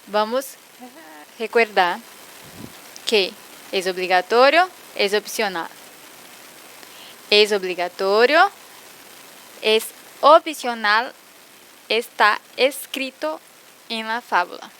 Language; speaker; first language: Spanish; non-native, fluent; Portuguese